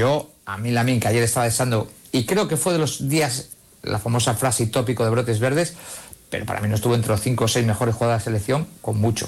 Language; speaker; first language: Spanish; native; Spanish